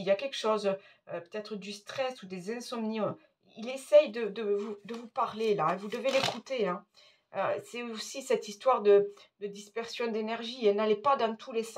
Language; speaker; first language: French; native; French